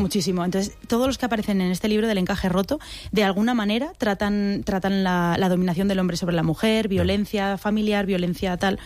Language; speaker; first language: Spanish; native; Spanish